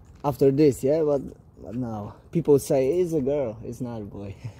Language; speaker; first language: English; non-native, learner; Polish